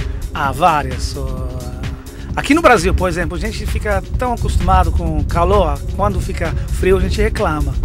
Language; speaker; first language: Portuguese; non-native, fluent; English